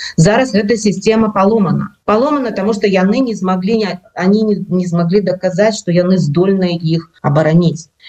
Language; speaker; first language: Belarusian; non-native, local second language; Russian